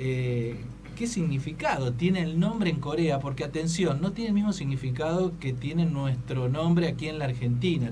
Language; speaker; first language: Spanish; native; Spanish